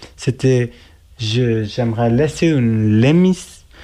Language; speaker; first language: French; non-native, learner; Kurdish